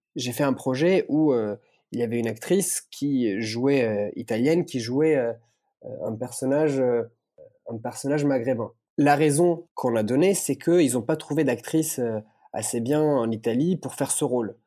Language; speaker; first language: French; early bilingual, other home language; Italian